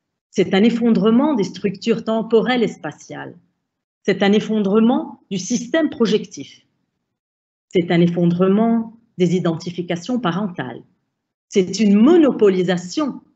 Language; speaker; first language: French; non-native, local second language; Arabic